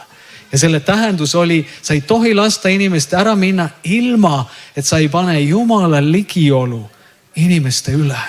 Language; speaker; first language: Estonian; native; Estonian